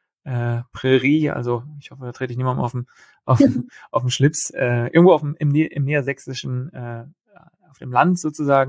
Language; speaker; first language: German; native; German